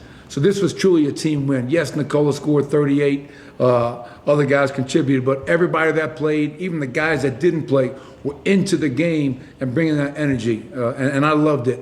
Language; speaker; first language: English; native; English